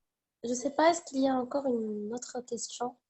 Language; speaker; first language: French; non-native, local second language; Arabic